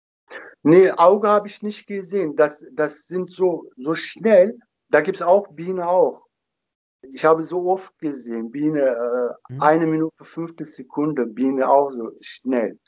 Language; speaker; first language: German; non-native, learner; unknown